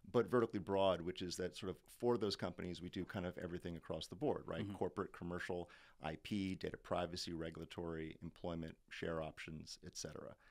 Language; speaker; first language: English; native; English